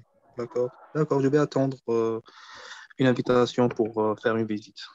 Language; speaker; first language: French; non-native, fluent; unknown